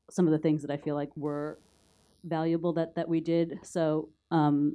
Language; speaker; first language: English; native; English